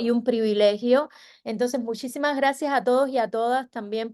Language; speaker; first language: Spanish; native; Spanish